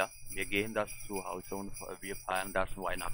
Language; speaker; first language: German; non-native, learner; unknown